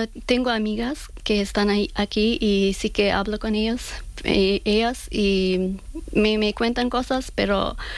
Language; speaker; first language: Spanish; non-native, fluent; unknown